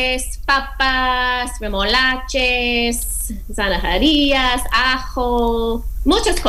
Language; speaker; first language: Spanish; non-native, fluent; English